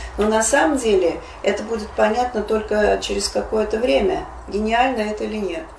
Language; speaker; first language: Russian; native; Russian